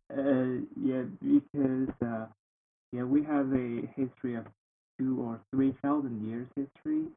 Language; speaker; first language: English; non-native, learner; Chinese